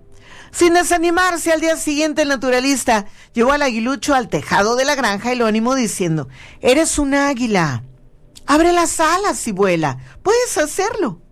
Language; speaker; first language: Spanish; native; Spanish